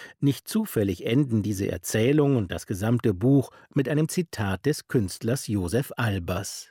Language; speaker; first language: German; native; German